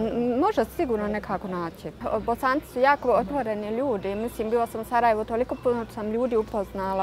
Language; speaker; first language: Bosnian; early bilingual, heritage; Bosnian